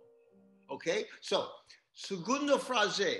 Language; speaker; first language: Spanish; non-native, learner; English